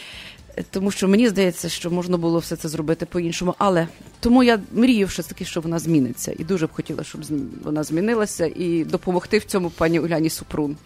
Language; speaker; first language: Ukrainian; native; Ukrainian